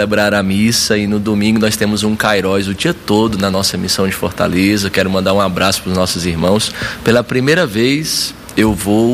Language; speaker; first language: Portuguese; native; Portuguese